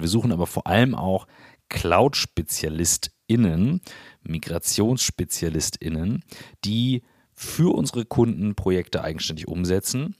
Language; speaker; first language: German; native; German